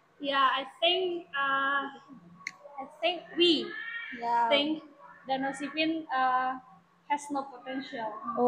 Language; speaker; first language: English; non-native, learner; Indonesian